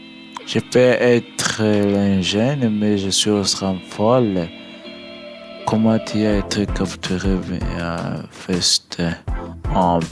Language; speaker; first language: French; non-native, learner; English